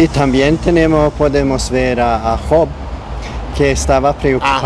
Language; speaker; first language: Spanish; non-native, learner; Swedish